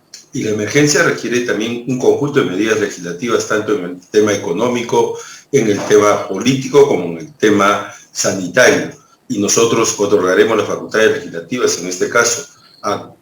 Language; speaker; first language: Spanish; native; Spanish